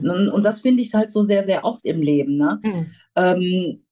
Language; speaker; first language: German; native; German